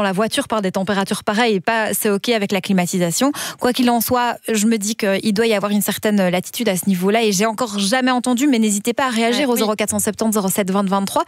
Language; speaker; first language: French; native; French